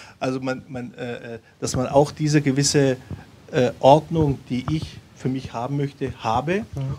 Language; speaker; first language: German; early bilingual, other home language; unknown